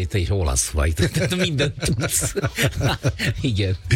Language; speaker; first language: Hungarian; non-native, learner; Italian